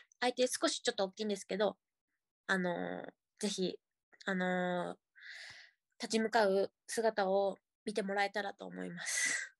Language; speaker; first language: Japanese; native; Japanese